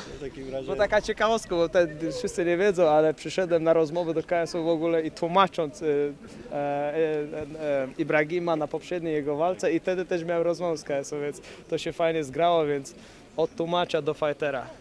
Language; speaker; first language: Polish; early bilingual, other home language; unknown